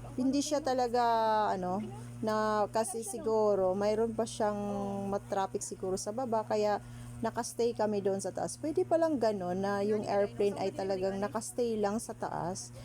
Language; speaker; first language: Filipino; native; Filipino